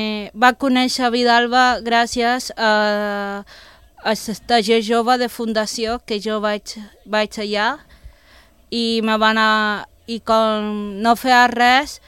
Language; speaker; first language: Catalan; non-native, local second language; Spanish